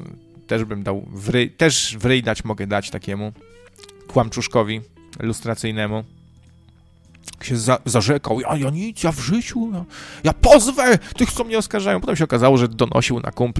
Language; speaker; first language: Polish; native; Polish